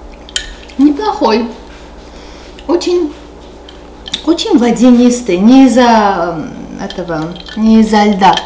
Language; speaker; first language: Russian; non-native, local second language; Armenian